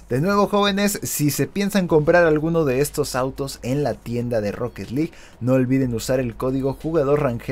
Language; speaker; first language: Spanish; native; Spanish